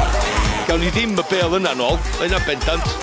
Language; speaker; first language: Welsh; native; Welsh